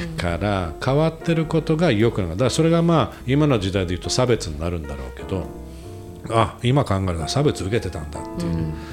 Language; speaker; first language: Japanese; native; Japanese